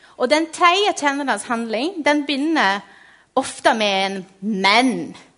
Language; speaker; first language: Norwegian; non-native, fluent; Portuguese